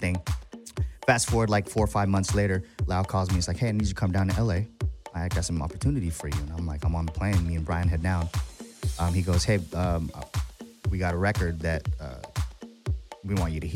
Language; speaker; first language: English; native; English